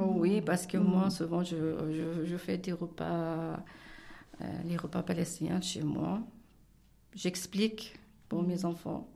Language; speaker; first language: French; non-native, learner; Arabic